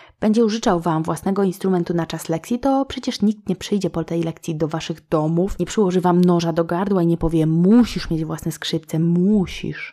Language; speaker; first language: Polish; native; Polish